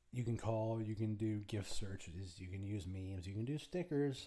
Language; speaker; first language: English; native; English